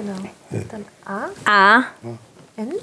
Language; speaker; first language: German; native; German